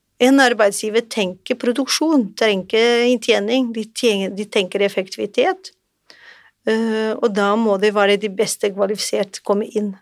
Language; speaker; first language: Norwegian; non-native, fluent; Portuguese